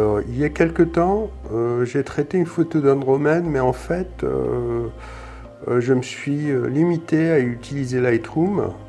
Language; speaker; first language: French; native; French